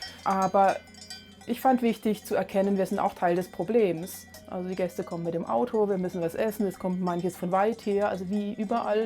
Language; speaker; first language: German; native; German